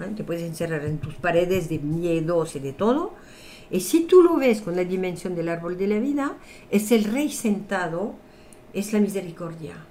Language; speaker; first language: Spanish; non-native, fluent; French